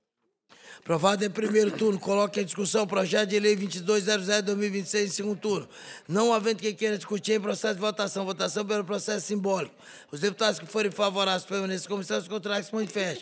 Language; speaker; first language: Portuguese; native; Portuguese